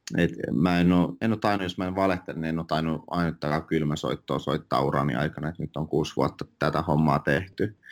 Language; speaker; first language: Finnish; early bilingual, other home language; Russian